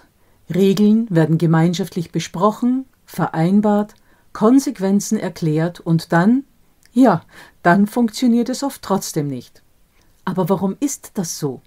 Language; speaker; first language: German; native; German